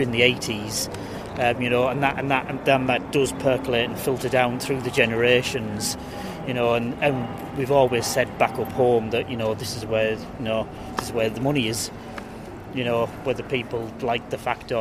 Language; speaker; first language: English; native; English